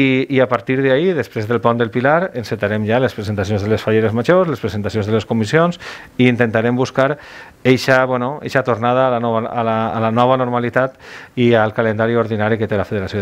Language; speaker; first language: Catalan; native; Catalan